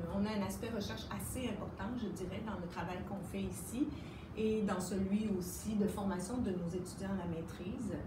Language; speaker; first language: French; native; French